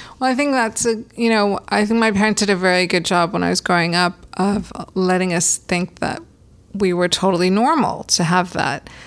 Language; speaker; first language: English; native; English